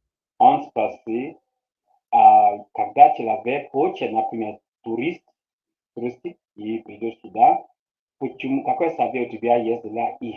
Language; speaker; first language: Russian; non-native, learner; English